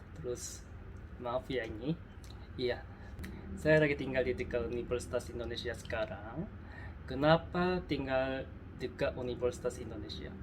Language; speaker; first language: Indonesian; non-native, learner; Korean